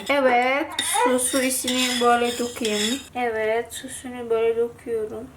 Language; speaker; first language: Turkish; non-native, learner; Indonesian